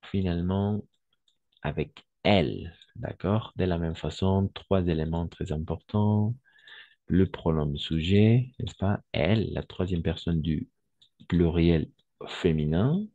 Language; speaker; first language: French; non-native, fluent; Spanish